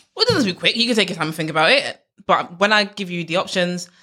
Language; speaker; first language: English; native; English